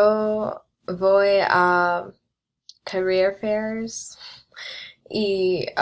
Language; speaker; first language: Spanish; non-native, learner; English